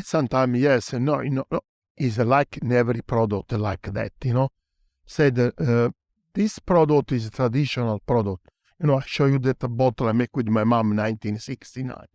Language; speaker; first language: English; non-native, learner; Italian